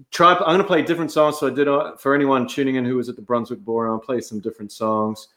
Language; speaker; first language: English; native; English